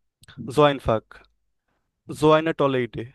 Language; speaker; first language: German; non-native, learner; Bangla